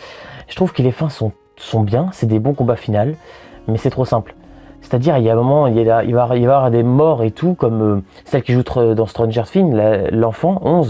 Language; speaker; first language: French; native; French